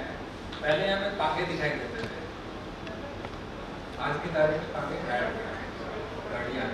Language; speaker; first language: Hindi; native; Hindi